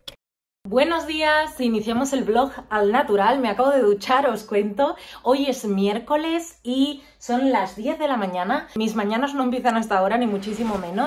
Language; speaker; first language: Spanish; native; Spanish